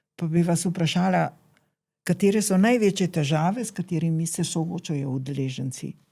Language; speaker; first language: Slovenian; native; Slovenian